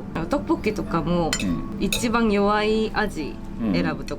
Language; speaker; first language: Japanese; non-native, learner; Korean